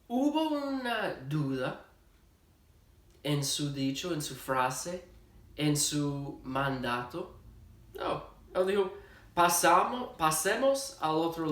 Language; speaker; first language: Spanish; non-native, fluent; English